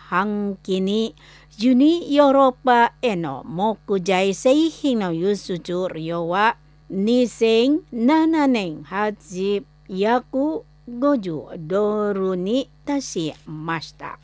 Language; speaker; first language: Japanese; non-native, fluent; Indonesian